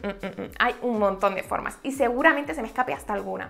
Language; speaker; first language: Spanish; native; Spanish